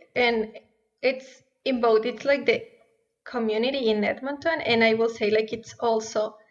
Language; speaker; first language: English; non-native, fluent; Spanish